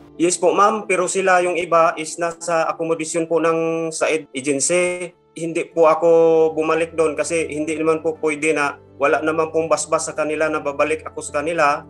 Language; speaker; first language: Filipino; non-native, local second language; Cebuano